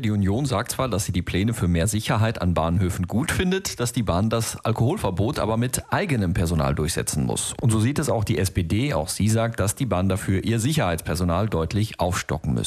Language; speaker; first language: German; native; German